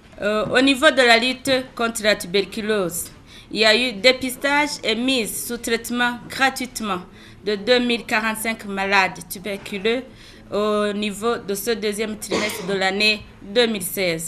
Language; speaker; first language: French; non-native, local second language; Rundi